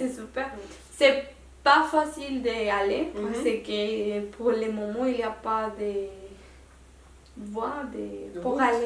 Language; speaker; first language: French; non-native, local second language; Spanish